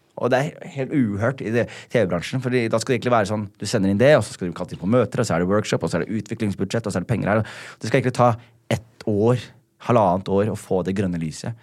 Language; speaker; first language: Norwegian; early bilingual, other home language; Somali